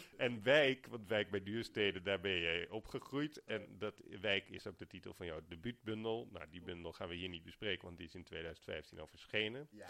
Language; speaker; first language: Dutch; native; Dutch